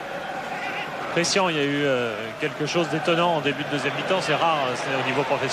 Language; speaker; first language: French; native; French